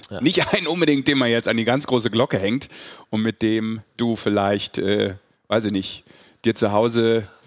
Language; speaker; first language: German; native; German